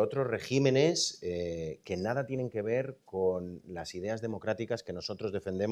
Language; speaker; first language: Spanish; native; Spanish